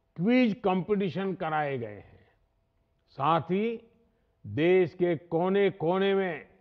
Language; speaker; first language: Hindi; non-native, local second language; Gujarati